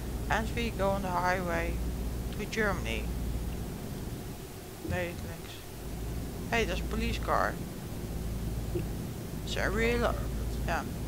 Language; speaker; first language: English; non-native, learner; Dutch